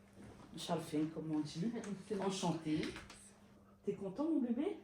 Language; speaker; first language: French; native; French